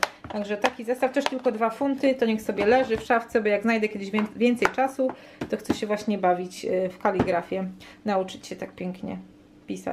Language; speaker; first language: Polish; native; Polish